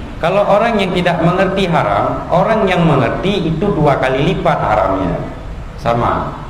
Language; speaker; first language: Malay; non-native, local second language; Achinese